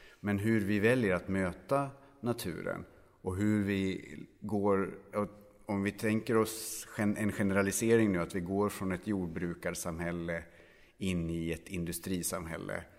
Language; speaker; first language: Swedish; native; Swedish